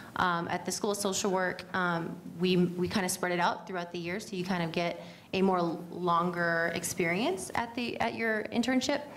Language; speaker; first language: English; native; English